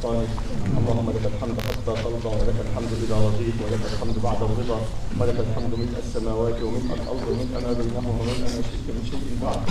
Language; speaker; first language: Arabic; non-native, fluent; Indonesian